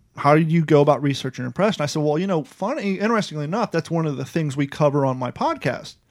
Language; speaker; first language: English; native; English